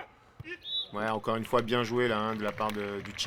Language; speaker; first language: French; native; French